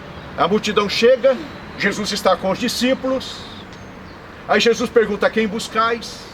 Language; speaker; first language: Portuguese; native; Portuguese